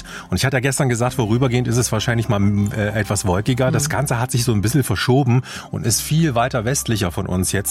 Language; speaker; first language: German; native; German